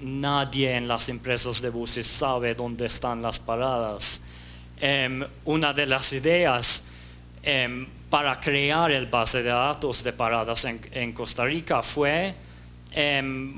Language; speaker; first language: Spanish; non-native, fluent; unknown